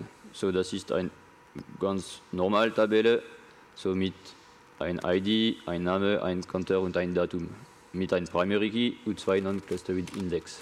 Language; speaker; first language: German; non-native, learner; French